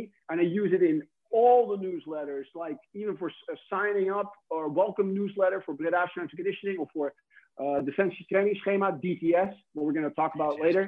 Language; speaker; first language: English; non-native, fluent; Dutch